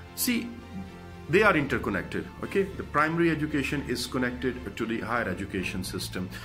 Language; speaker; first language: English; non-native, local second language; Urdu